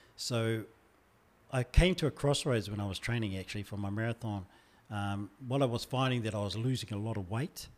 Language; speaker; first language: English; native; English